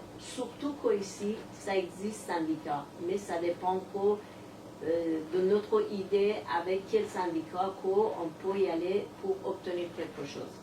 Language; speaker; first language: French; non-native, learner; Persian